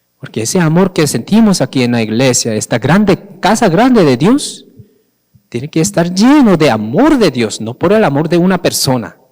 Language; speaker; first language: Spanish; non-native, fluent; Korean